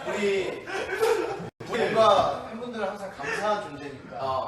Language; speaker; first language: Korean; native; Korean